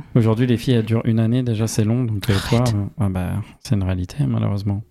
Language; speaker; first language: French; native; French